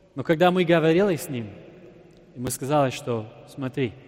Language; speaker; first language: Russian; non-native, fluent; English